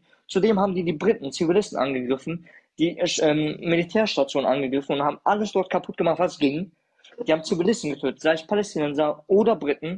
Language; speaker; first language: German; early bilingual, other home language; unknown